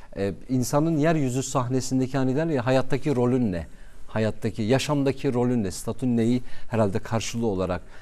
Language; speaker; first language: Turkish; non-native, local second language; Kurdish